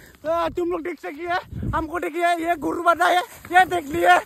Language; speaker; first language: Hindi; non-native, local second language; Bodo